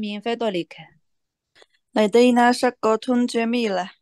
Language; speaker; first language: Arabic; non-native, learner; Chinese